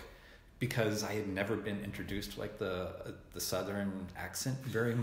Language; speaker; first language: English; native; English